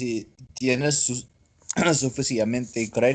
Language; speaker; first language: Spanish; non-native, learner; English